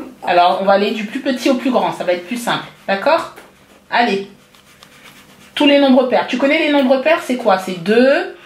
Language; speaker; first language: French; native; French